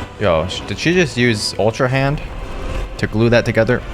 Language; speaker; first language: English; native; English